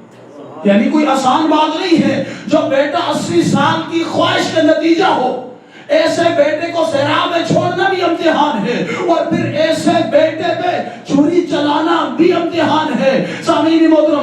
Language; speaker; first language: Urdu; native; Urdu